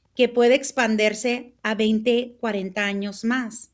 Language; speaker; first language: Spanish; early bilingual, heritage; Spanish